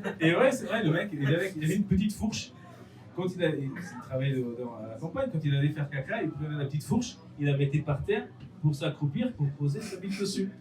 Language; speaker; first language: French; non-native, fluent; Portuguese